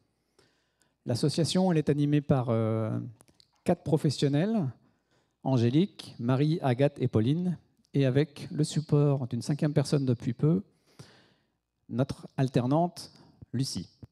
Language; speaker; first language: French; native; French